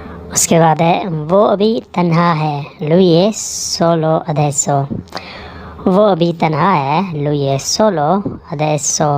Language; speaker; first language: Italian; non-native, learner; Urdu